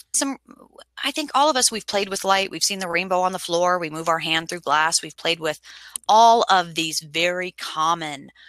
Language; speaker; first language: English; native; English